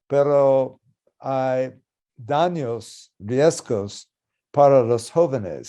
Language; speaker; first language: Spanish; non-native, learner; English